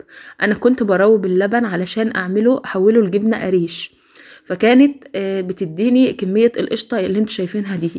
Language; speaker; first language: Arabic; native; Arabic